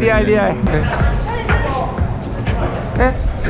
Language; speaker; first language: Chinese; non-native, learner; Japanese